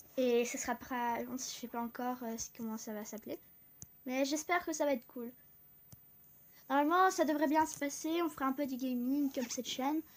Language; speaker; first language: French; native; French